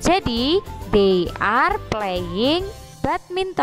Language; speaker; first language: English; non-native, fluent; Indonesian